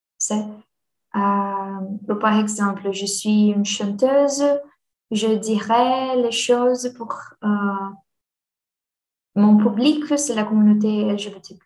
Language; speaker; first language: French; non-native, learner; Portuguese